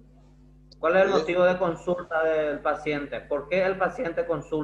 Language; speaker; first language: Spanish; non-native, fluent; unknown